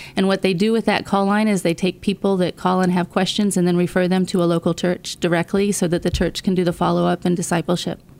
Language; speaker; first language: English; native; English